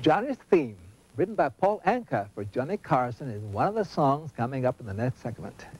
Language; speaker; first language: English; native; English